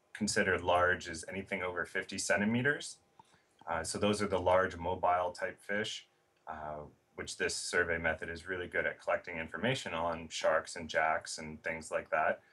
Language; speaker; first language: English; native; English